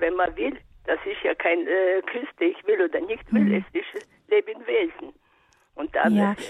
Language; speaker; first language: German; non-native, learner; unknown